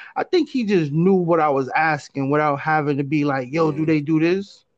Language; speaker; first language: English; native; English